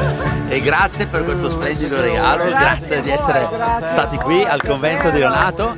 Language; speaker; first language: Italian; native; Italian